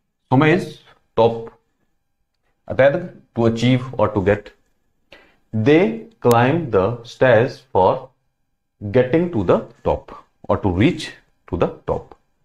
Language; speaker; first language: English; non-native, local second language; Hindi